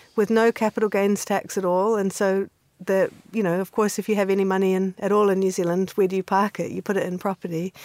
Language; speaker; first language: English; native; English